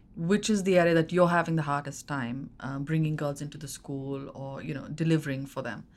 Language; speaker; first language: English; non-native, local second language; Hindi